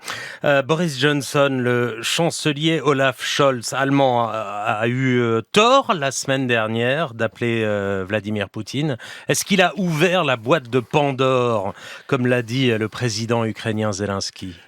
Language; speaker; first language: French; native; French